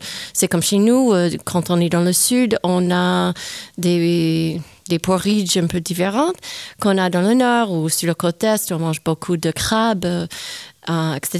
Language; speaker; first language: French; non-native, fluent; English